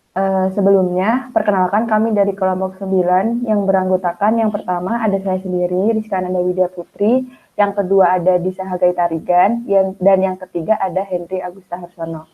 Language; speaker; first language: Indonesian; native; Indonesian